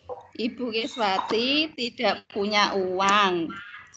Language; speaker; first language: Indonesian; non-native, local second language; Javanese